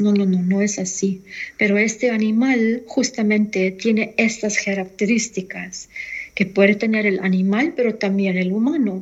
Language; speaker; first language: Spanish; non-native, fluent; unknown